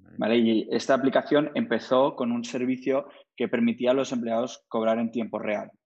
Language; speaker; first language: Spanish; native; Spanish